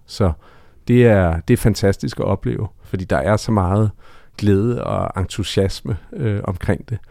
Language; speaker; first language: Danish; native; Danish